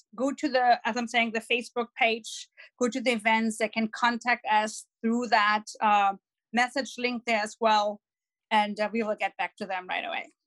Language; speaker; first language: English; non-native, fluent; German